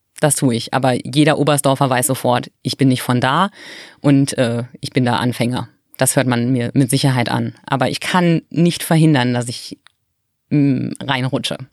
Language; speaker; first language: German; native; German